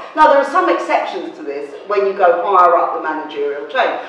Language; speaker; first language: English; native; English